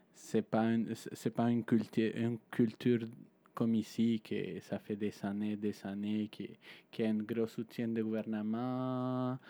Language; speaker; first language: French; non-native, fluent; Spanish